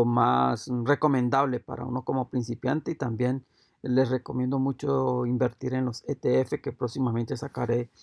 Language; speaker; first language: Spanish; native; Spanish